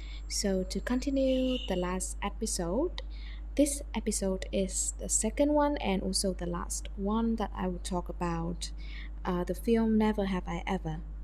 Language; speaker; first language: English; non-native, fluent; Vietnamese